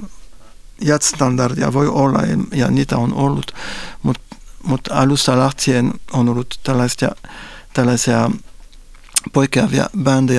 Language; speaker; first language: Finnish; non-native, fluent; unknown